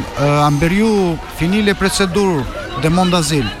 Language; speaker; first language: French; non-native, learner; Albanian